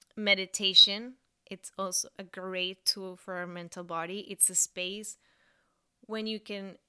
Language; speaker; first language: English; non-native, fluent; Spanish